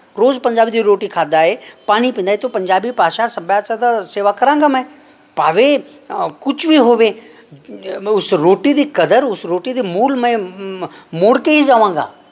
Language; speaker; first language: Punjabi; non-native, fluent; Kannada